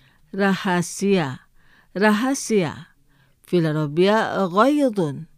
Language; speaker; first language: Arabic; non-native, fluent; Indonesian